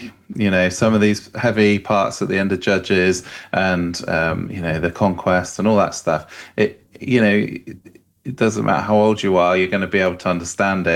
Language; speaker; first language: English; native; English